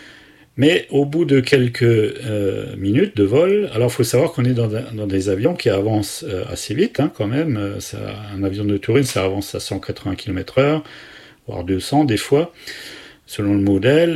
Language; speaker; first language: French; native; French